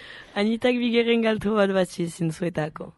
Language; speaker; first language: Basque; native; Basque